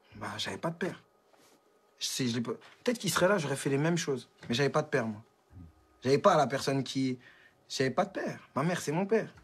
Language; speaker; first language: French; native; French